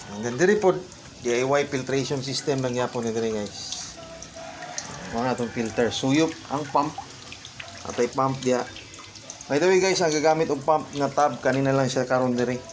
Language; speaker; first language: Cebuano; native; Cebuano